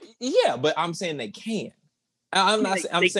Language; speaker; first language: English; native; English